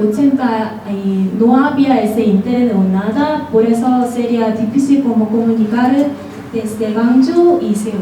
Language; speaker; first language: Spanish; non-native, learner; Korean